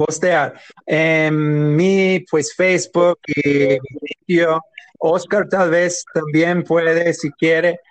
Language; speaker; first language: Spanish; non-native, learner; English